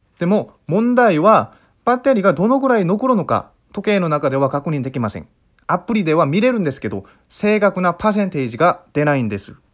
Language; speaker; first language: Japanese; non-native, fluent; Korean